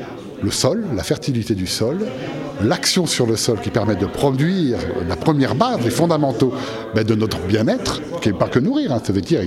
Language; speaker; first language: French; native; French